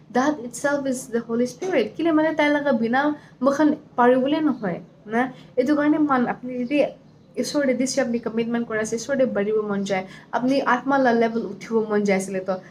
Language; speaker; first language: Assamese; non-native, local second language; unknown